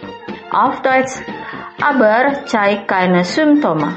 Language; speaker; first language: German; non-native, fluent; Indonesian